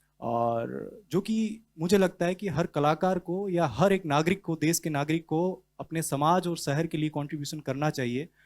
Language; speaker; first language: Hindi; native; Hindi